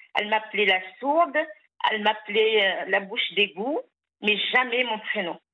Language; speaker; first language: French; non-native, local second language; Kabyle